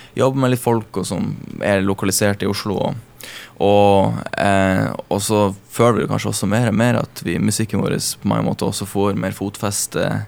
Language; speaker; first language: Norwegian; native; Norwegian